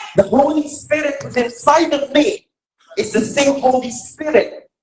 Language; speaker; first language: English; non-native, local second language; Filipino